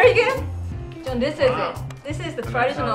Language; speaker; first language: English; non-native, fluent; Japanese